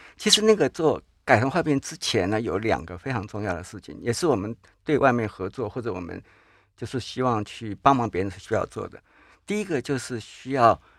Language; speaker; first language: Chinese; native; Chinese